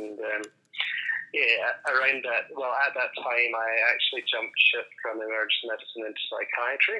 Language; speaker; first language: English; native; English